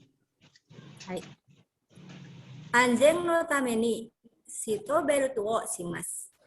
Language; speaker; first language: Japanese; non-native, fluent; Indonesian